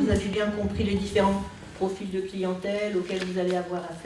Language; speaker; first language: French; native; French